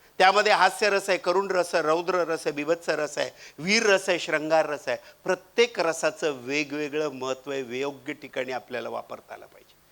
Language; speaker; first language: Marathi; non-native, local second language; Marwari